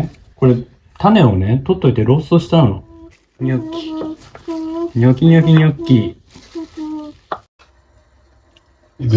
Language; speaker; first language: Japanese; native; Japanese